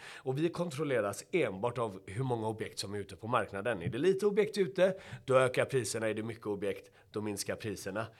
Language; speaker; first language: Swedish; early bilingual, other home language; Persian